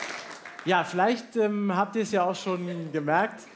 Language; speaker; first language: German; native; German